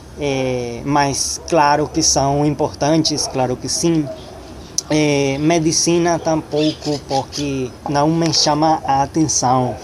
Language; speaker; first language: Portuguese; non-native, learner; Spanish